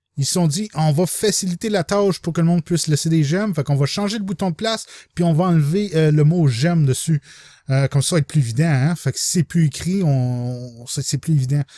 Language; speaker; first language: French; native; French